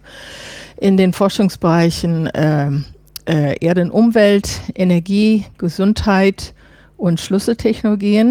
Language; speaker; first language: German; non-native, fluent; English